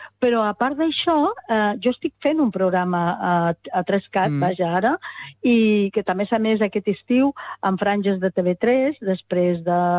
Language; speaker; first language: Catalan; native; Catalan